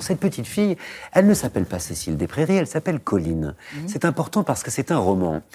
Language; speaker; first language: French; native; French